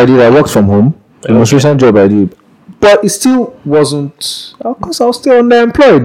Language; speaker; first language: English; non-native, local second language; Yoruba